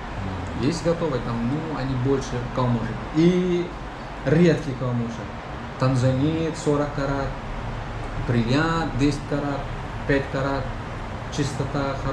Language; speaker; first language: Russian; non-native, learner; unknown